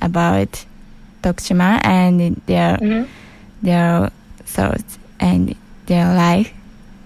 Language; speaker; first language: English; non-native, learner; Japanese